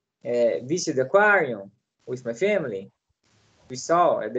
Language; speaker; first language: English; non-native, learner; Portuguese